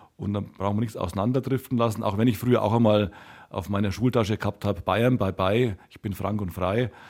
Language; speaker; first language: German; native; German